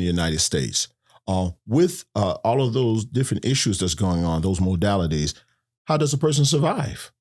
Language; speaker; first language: English; native; English